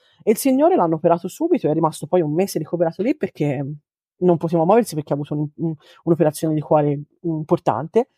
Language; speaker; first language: Italian; native; Italian